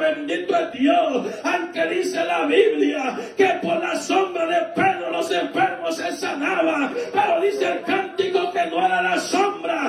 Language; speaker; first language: Spanish; native; Spanish